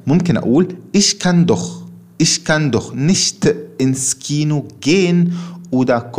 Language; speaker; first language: German; non-native, fluent; Arabic